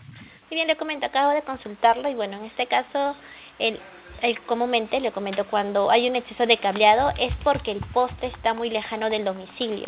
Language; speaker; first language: Spanish; native; Spanish